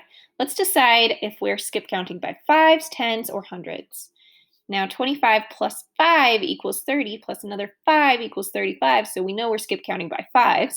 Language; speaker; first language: English; native; English